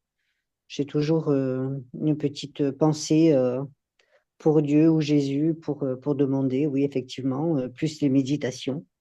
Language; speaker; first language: French; native; French